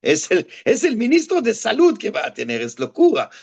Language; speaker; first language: Spanish; non-native, fluent; Hebrew